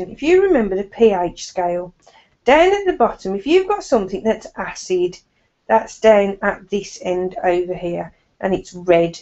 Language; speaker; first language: English; native; English